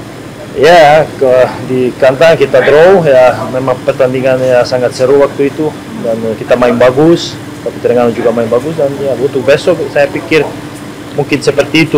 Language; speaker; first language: Indonesian; non-native, fluent; Serbian